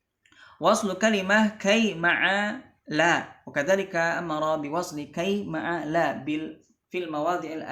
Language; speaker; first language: Arabic; non-native, fluent; Indonesian